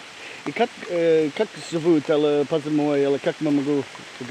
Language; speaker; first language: Russian; non-native, learner; English